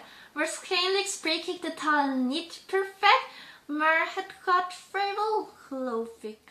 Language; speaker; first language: Dutch; non-native, learner; German